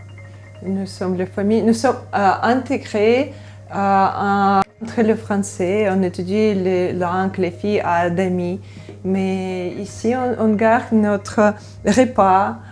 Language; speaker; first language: French; non-native, learner; Ukrainian